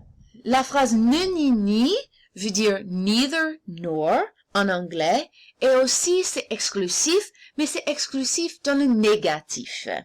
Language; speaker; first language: French; non-native, fluent; English